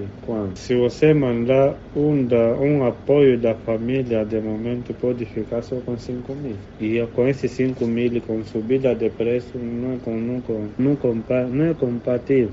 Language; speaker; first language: Portuguese; non-native, learner; Spanish